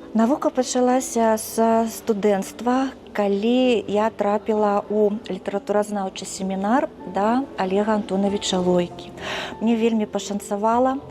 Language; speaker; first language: Belarusian; native; Belarusian